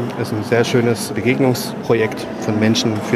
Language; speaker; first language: German; native; German